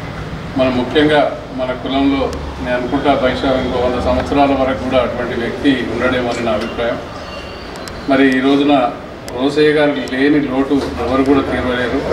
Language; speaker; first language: Telugu; native; Telugu